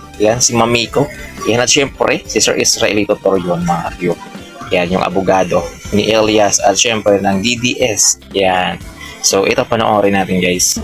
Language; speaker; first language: Filipino; native; Filipino